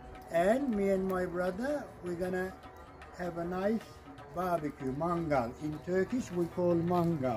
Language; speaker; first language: English; non-native, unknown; Turkish